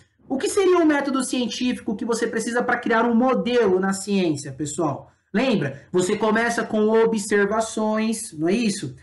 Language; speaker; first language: Portuguese; native; Portuguese